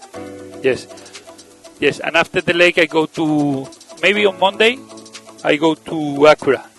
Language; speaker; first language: English; non-native, learner; Spanish